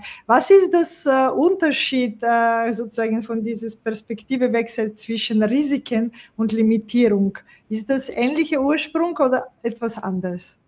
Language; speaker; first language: German; non-native, fluent; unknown